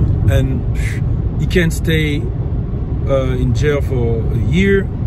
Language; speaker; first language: English; non-native, fluent; French